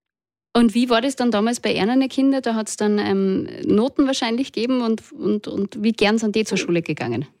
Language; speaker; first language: German; native; German